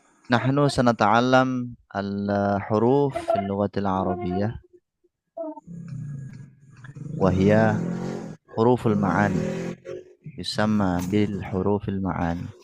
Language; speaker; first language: Arabic; non-native, fluent; Indonesian